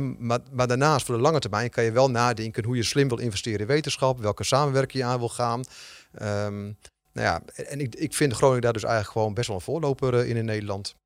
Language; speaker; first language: Dutch; native; Dutch